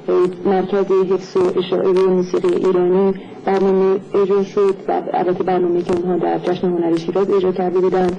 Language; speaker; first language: Persian; native; Persian